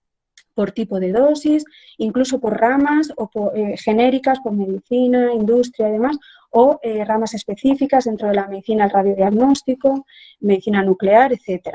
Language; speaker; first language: Spanish; native; Spanish